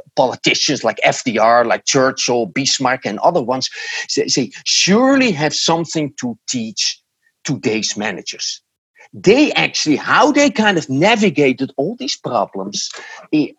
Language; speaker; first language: English; non-native, fluent; Dutch